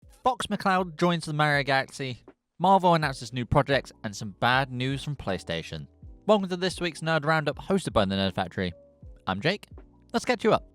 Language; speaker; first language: English; native; English